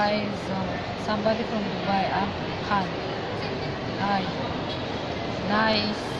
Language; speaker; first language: English; non-native, learner; Turkish